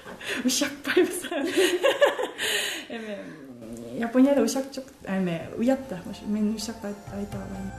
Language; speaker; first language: Kyrgyz; non-native, learner; Japanese